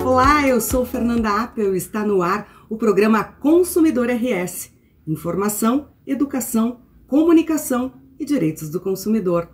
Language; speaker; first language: Portuguese; native; Portuguese